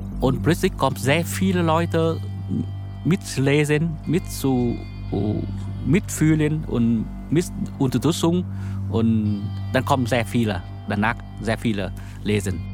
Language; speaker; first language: German; non-native, learner; Vietnamese